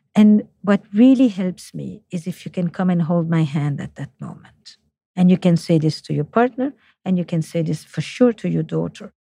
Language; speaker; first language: English; non-native, fluent; French